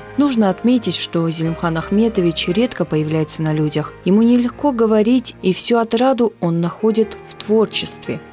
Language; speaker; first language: Russian; native; Russian